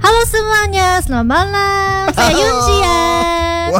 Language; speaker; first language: Indonesian; non-native, learner; Korean